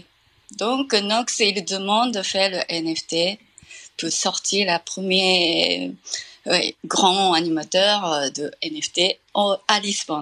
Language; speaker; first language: French; non-native, fluent; Japanese